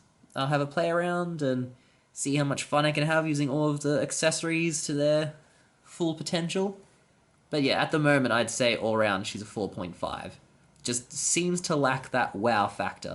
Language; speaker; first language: English; native; English